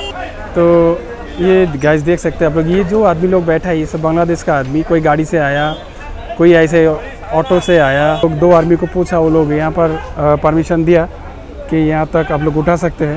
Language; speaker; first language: Hindi; non-native, local second language; Bangla